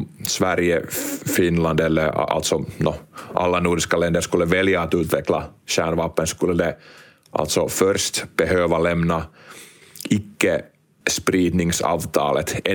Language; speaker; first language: Swedish; non-native, local second language; Finnish